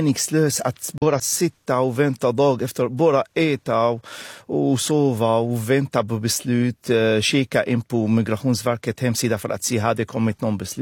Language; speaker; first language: Swedish; non-native, fluent; Arabic